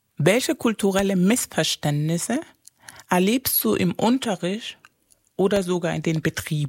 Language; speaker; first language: German; non-native, fluent; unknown